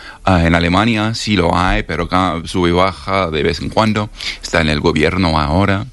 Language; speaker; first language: Spanish; non-native, fluent; English